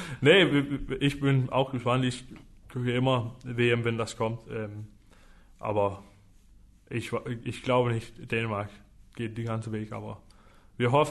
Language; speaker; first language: German; non-native, fluent; Danish